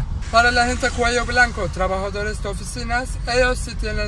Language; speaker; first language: Spanish; non-native, fluent; Turkish